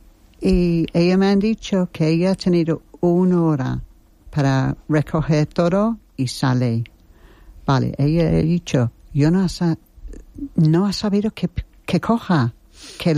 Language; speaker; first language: Spanish; non-native, learner; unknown